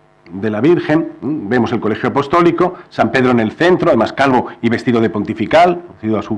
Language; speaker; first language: Spanish; native; Spanish